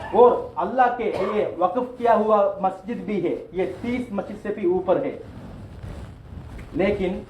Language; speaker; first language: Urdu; non-native, local second language; Tamil